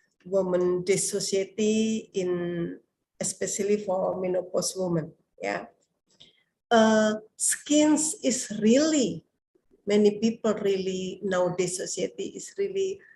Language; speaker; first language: English; non-native, learner; Indonesian